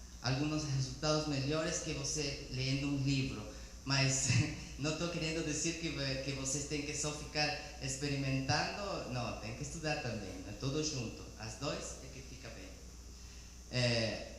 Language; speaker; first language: Portuguese; non-native, learner; Spanish